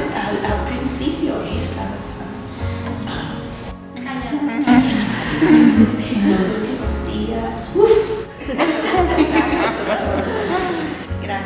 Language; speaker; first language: Spanish; non-native, learner; English